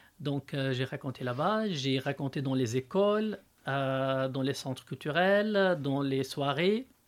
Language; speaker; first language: French; non-native, local second language; Arabic